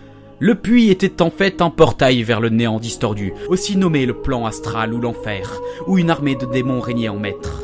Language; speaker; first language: French; native; French